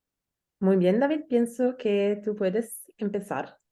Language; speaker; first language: Spanish; non-native, learner; Italian